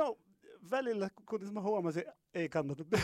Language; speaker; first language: Finnish; non-native, learner; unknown